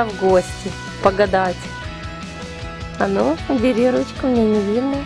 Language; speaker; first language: Russian; native; Russian